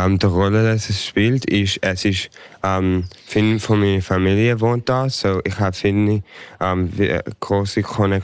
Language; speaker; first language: German; early bilingual, heritage; English